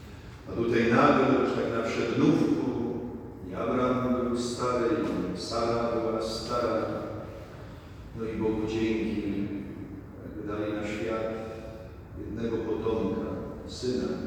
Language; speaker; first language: Polish; native; Polish